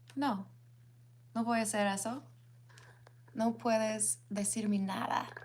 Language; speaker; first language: Spanish; non-native, learner; English